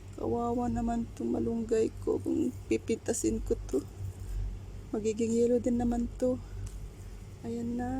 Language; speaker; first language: Filipino; non-native, local second language; Iloko